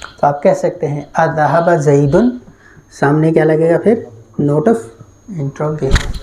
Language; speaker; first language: Urdu; native; Urdu